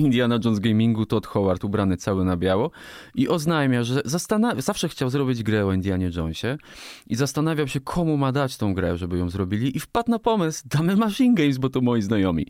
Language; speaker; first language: Polish; native; Polish